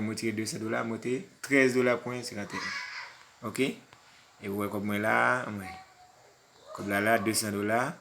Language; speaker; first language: French; non-native, learner; Haitian Creole